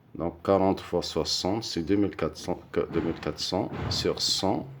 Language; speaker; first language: French; non-native, local second language; Arabic